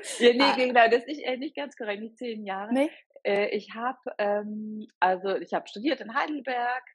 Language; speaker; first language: German; native; German